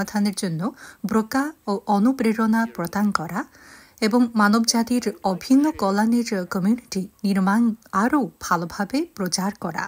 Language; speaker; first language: Bangla; non-native, fluent; Chinese